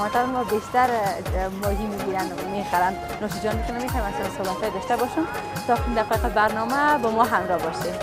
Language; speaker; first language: Persian; native; Persian